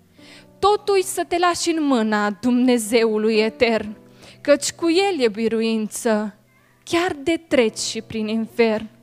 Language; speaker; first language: Romanian; native; Romanian